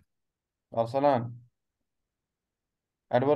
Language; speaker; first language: Arabic; non-native, fluent; Urdu